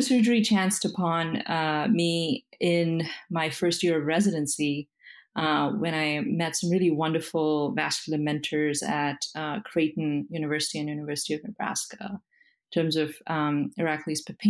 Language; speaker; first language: English; non-native, local second language; Hindi